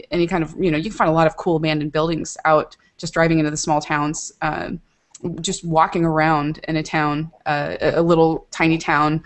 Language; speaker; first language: English; native; English